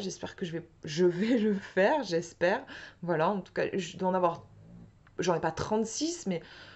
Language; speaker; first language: French; native; French